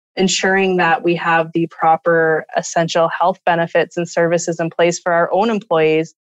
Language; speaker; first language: English; native; English